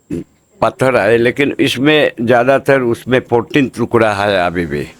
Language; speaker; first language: Hindi; non-native, local second language; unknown